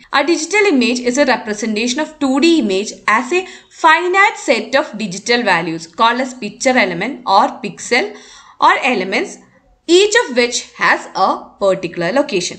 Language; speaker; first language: English; non-native, local second language; Malayalam